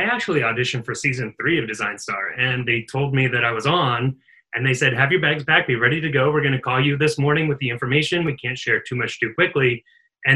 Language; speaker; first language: English; native; English